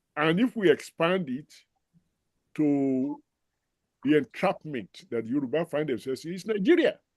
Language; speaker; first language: English; non-native, local second language; Yoruba